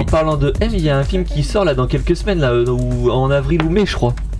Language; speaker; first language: French; native; French